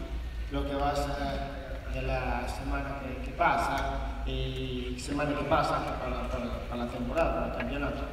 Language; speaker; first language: Spanish; non-native, learner; Italian